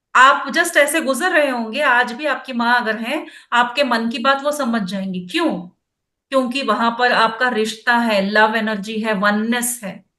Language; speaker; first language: Hindi; non-native, local second language; Kannada